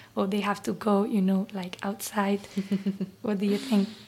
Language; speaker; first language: English; non-native, fluent; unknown